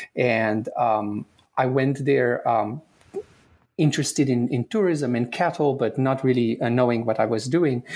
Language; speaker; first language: English; non-native, fluent; Romanian